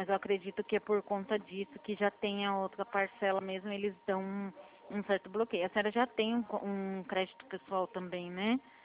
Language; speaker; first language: Portuguese; native; Portuguese